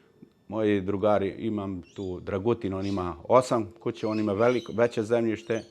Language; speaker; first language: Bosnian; early bilingual, heritage; Serbian